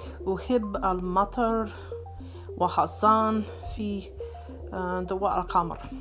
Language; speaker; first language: Arabic; non-native, learner; English